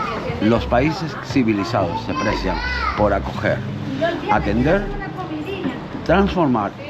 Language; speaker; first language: Spanish; native; Spanish